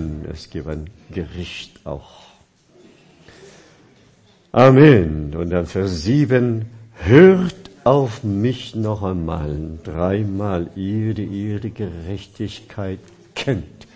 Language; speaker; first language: German; non-native, fluent; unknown